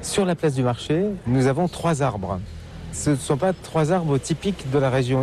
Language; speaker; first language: French; native; French